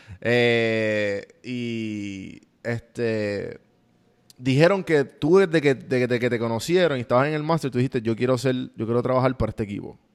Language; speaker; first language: Spanish; native; Spanish